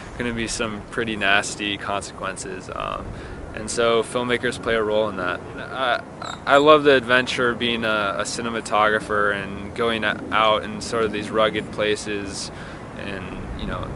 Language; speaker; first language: English; native; English